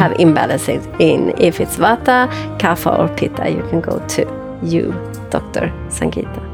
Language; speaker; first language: English; non-native, fluent; Swedish